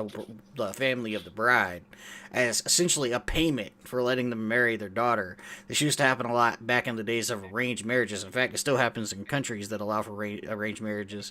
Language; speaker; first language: English; native; English